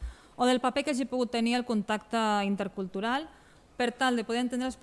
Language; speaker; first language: Catalan; native; Catalan